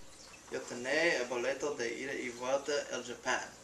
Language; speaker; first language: Spanish; non-native, learner; English